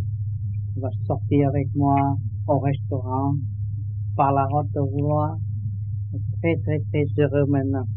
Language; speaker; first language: French; non-native, learner; Vietnamese